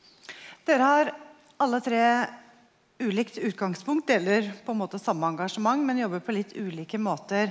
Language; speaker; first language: Norwegian; native; Norwegian